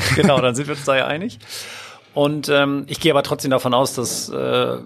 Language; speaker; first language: German; native; German